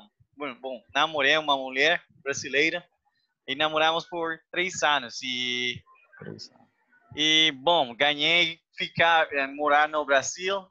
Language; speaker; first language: Portuguese; non-native, learner; Spanish